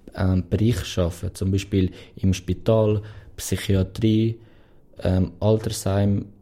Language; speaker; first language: German; non-native, fluent; Portuguese